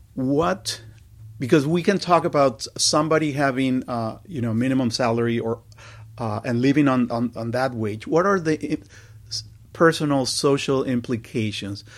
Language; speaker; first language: English; non-native, fluent; Spanish